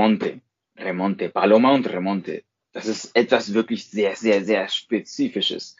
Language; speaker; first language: German; non-native, fluent; Spanish